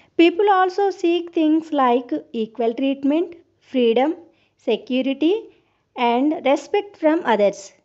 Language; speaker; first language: English; non-native, local second language; Telugu